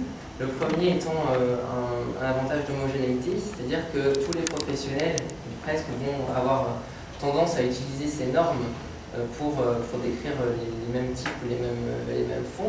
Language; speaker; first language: French; native; French